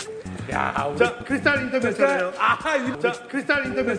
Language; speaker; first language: Korean; native; Korean